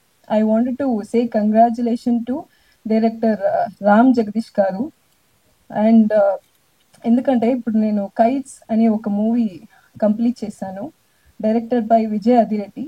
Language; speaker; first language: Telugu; non-native, learner; Tamil